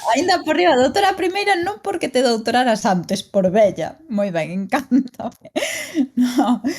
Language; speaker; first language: Galician; native; Galician